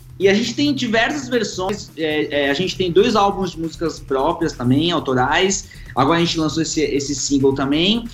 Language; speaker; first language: Portuguese; early bilingual, other home language; Spanish